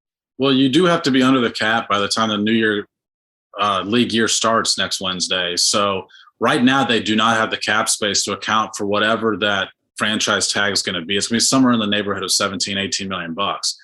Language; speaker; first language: English; native; English